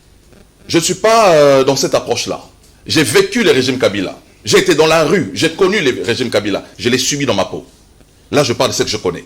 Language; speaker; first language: French; non-native, local second language; Lingala